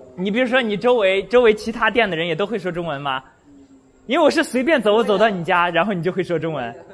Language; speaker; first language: Chinese; native; Chinese